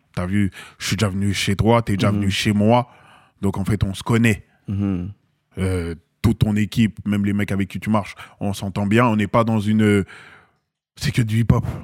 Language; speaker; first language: French; native; French